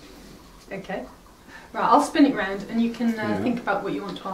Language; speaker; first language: English; native; English